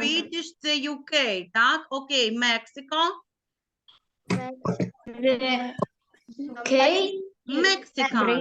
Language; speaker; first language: English; non-native, learner; Ukrainian